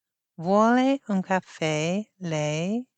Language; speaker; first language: Italian; non-native, fluent; English